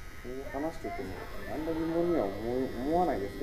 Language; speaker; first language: Japanese; native; Japanese